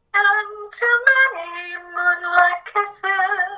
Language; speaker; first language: English; native; English